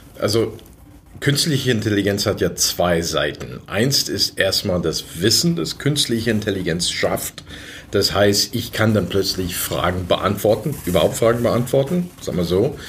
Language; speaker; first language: German; early bilingual, other home language; English